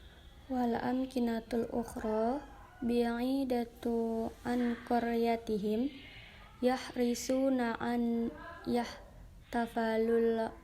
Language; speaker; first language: Arabic; non-native, learner; Indonesian